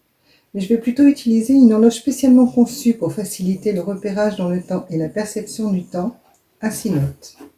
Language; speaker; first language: French; native; French